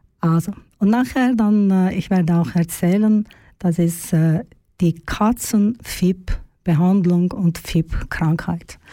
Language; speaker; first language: German; non-native, learner; Turkish